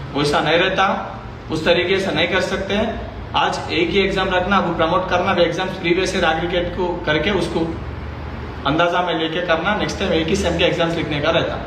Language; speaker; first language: Hindi; non-native, local second language; Telugu